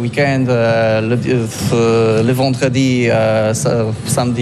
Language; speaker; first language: French; non-native, learner; Polish